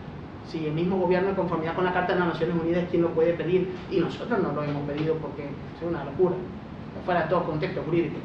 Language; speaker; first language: Spanish; native; Spanish